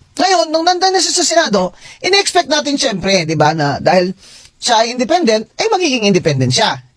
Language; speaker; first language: Filipino; non-native, local second language; Hiligaynon